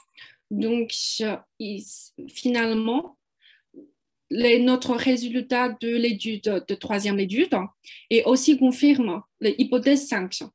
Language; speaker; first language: French; non-native, fluent; Chinese